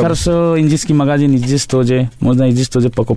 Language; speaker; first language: Russian; non-native, learner; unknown